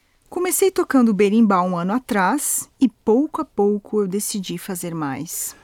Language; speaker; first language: Portuguese; native; Portuguese